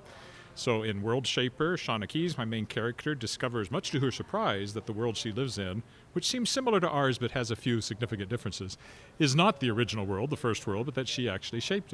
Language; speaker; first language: English; native; English